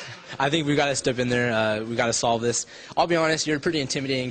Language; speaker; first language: English; native; English